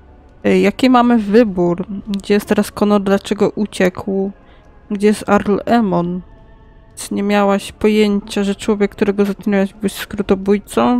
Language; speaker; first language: Polish; native; Polish